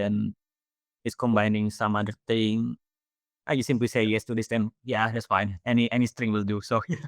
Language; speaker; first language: English; non-native, fluent; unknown